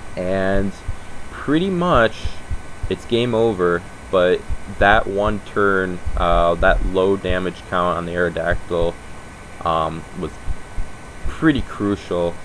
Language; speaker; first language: English; native; English